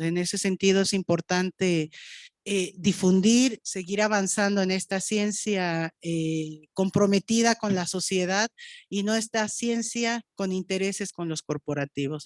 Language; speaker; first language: Spanish; native; Spanish